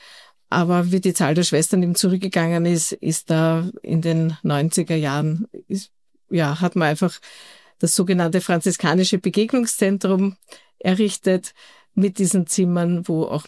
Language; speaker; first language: German; native; German